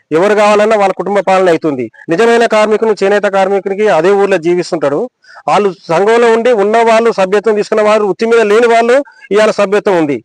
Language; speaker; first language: Telugu; native; Telugu